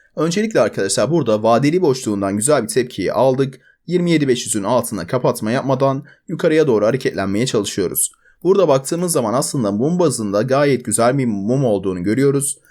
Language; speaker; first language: Turkish; native; Turkish